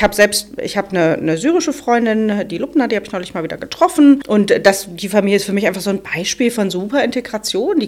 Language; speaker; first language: German; native; German